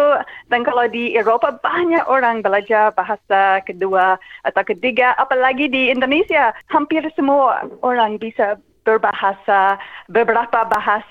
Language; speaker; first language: Indonesian; non-native, fluent; English